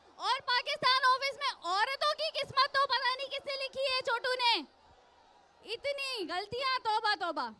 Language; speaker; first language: Urdu; non-native, local second language; Sindhi